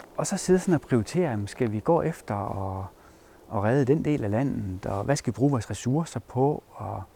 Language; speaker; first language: Danish; native; Danish